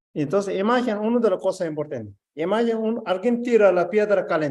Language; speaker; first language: Spanish; non-native, learner; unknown